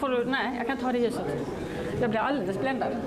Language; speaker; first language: Swedish; native; Swedish